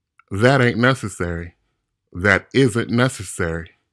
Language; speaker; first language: English; native; English